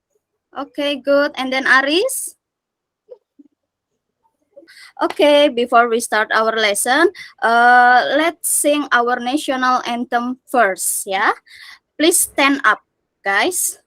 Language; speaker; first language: English; non-native, fluent; Indonesian